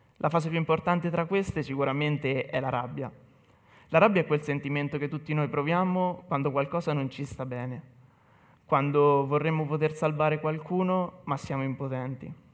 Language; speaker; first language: Italian; native; Italian